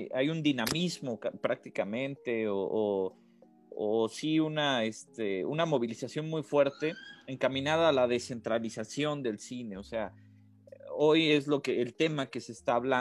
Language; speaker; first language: Spanish; native; Spanish